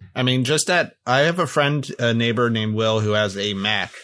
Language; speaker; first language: English; native; English